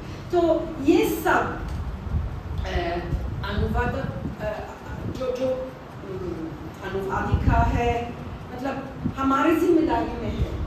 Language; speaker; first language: Hindi; non-native, fluent; Italian